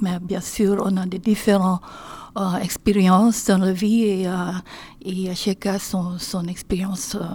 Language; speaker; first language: French; non-native, learner; Filipino